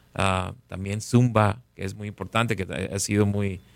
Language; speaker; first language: Spanish; native; Spanish